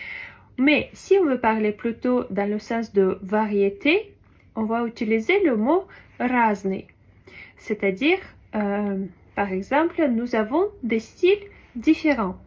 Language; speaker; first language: French; non-native, fluent; Russian